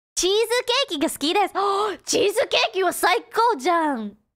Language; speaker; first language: Japanese; non-native, fluent; English